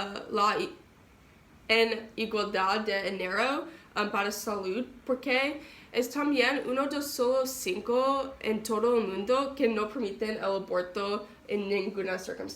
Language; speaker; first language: Spanish; non-native, learner; English